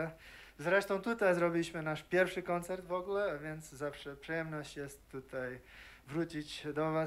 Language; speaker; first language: Polish; non-native, fluent; Portuguese